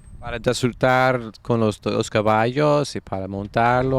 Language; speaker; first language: Spanish; non-native, fluent; English